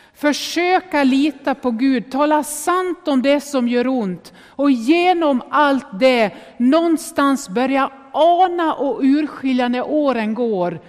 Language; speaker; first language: Swedish; native; Swedish